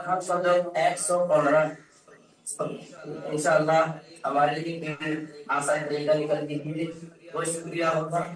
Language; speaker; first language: Hindi; non-native, learner; Rohingya